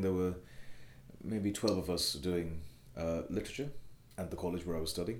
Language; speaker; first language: English; non-native, local second language; Bangla